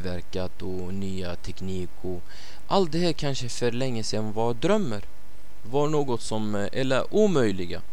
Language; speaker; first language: Swedish; non-native, fluent; Arabic